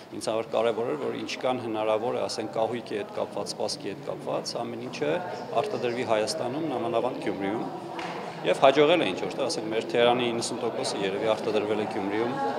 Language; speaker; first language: Armenian; native; Armenian